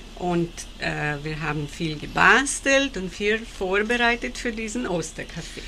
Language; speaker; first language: German; early bilingual, heritage; German